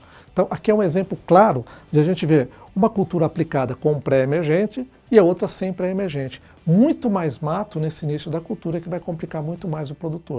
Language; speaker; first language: Portuguese; native; Portuguese